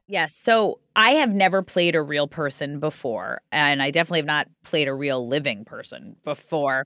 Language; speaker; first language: English; native; English